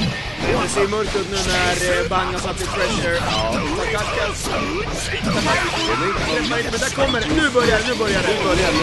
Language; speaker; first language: Swedish; native; Swedish